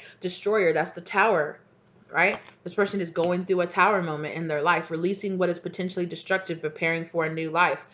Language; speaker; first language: English; native; English